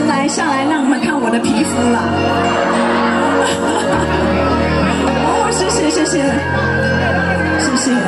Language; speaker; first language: Chinese; native; Chinese